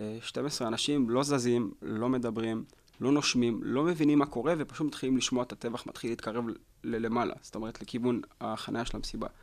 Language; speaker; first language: Hebrew; native; Hebrew